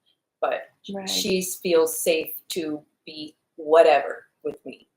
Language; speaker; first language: English; native; English